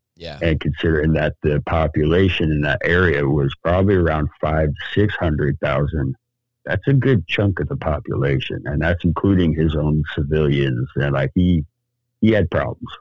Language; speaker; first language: English; native; English